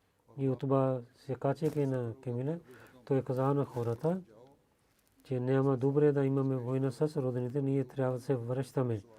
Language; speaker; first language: Bulgarian; non-native, learner; Urdu